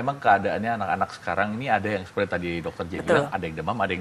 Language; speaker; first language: Indonesian; native; Indonesian